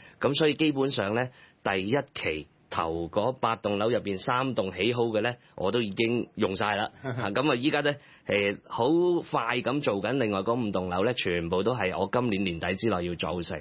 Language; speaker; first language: Cantonese; native; Cantonese